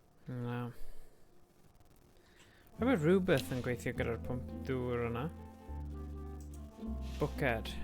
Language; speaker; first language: Welsh; native; Welsh